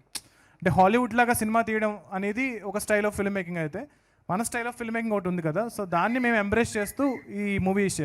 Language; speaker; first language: Telugu; native; Telugu